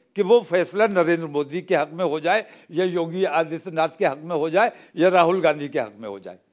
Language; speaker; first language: Hindi; native; Hindi